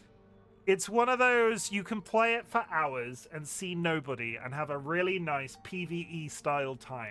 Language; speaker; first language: English; native; English